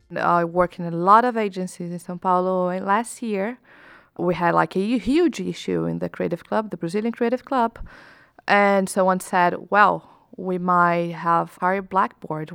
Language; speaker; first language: English; non-native, fluent; Portuguese